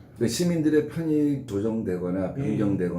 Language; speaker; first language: Korean; native; Korean